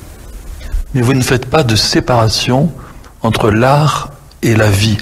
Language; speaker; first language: French; native; French